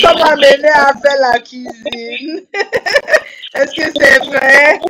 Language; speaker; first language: French; non-native, fluent; English